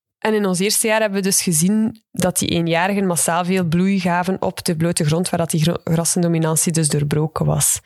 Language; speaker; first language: Dutch; native; Dutch